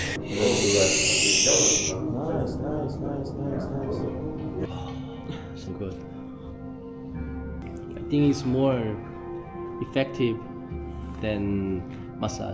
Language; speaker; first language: English; non-native, learner; Korean